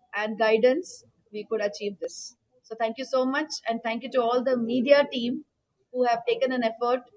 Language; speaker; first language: English; non-native, local second language; Telugu